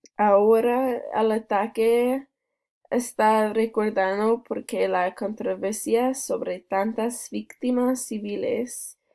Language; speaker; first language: Spanish; non-native, learner; English